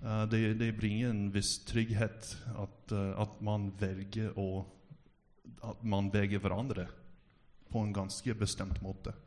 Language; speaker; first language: Norwegian; non-native, fluent; English